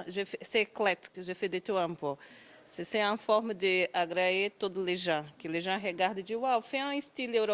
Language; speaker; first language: French; non-native, learner; Portuguese